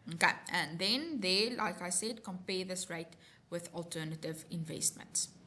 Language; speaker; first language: English; non-native, local second language; Afrikaans